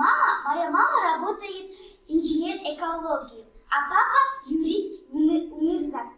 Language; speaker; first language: Russian; non-native, local second language; Kazakh